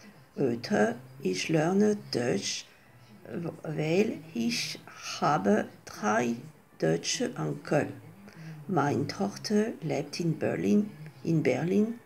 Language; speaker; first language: German; non-native, learner; French